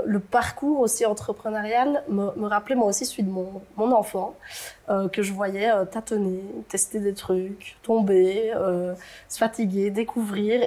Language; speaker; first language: French; native; French